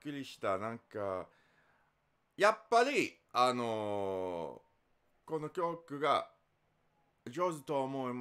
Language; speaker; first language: Japanese; non-native, learner; English